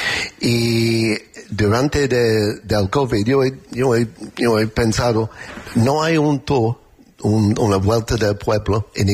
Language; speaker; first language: Spanish; non-native, learner; English